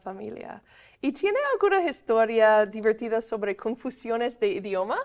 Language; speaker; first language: Spanish; non-native, fluent; English